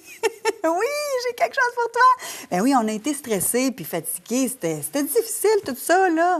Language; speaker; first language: French; native; French